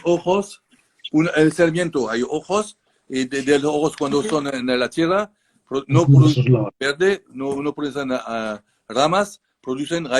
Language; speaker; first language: Spanish; non-native, learner; French